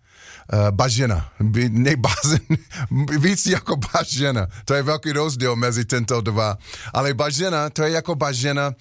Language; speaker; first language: Czech; non-native, learner; English